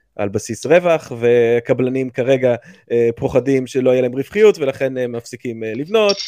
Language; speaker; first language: Hebrew; non-native, fluent; English